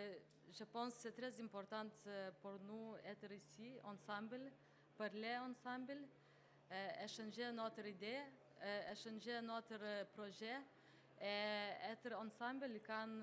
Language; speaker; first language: French; non-native, learner; Lithuanian